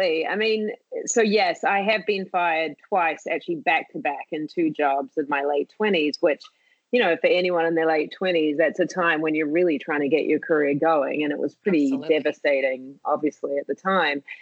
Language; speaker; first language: English; native; English